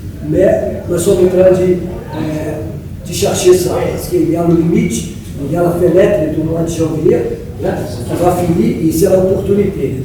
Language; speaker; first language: French; non-native, fluent; Portuguese